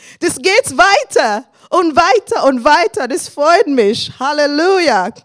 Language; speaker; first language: German; non-native, fluent; English